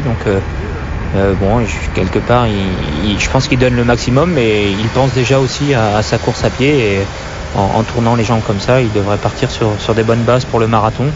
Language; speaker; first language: French; native; French